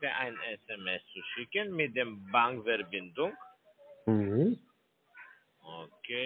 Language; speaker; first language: German; non-native, learner; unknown